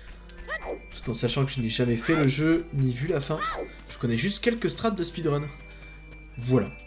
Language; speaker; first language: French; native; French